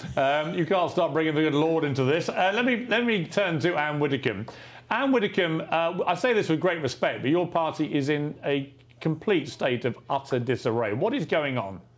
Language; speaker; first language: English; native; English